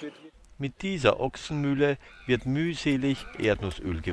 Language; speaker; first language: German; native; German